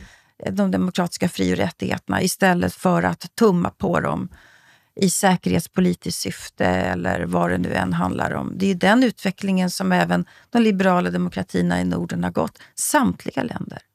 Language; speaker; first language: Swedish; native; Swedish